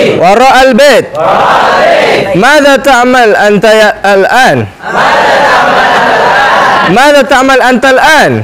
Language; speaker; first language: Arabic; non-native, learner; Indonesian